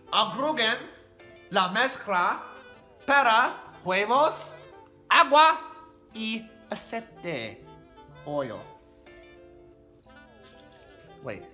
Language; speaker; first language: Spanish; non-native, learner; English